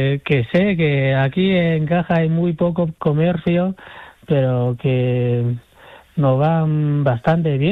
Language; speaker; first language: Spanish; non-native, fluent; Chinese